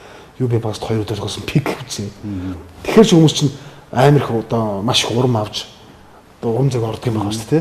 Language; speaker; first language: Mongolian; native; Mongolian